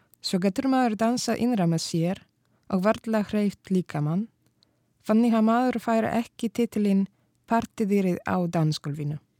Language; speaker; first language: Icelandic; non-native, fluent; Polish